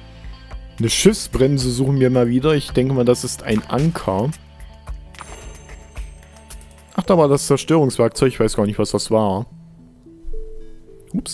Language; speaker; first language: German; native; German